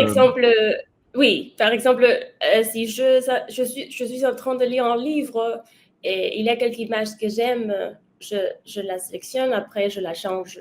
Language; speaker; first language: French; non-native, learner; Spanish